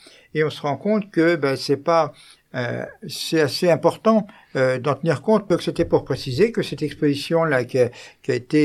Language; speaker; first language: French; native; French